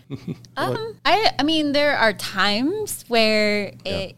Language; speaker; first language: English; native; English